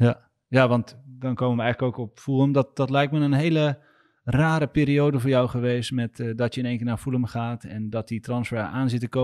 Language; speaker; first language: Dutch; native; Dutch